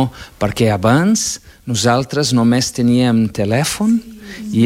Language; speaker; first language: Catalan; non-native, fluent; Portuguese